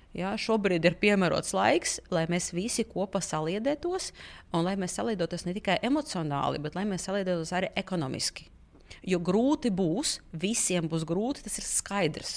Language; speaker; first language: Latvian; non-native, local second language; Russian